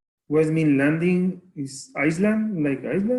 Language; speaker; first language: English; non-native, learner; Spanish